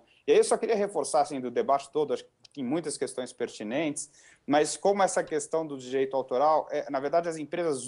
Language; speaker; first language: Portuguese; native; Portuguese